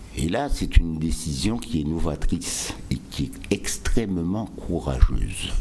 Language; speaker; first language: French; native; French